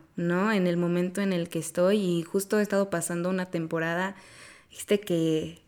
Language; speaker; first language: Spanish; native; Spanish